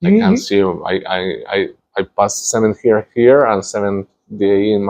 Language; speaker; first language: English; non-native, learner; Spanish